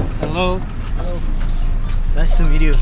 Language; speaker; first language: English; non-native, learner; Korean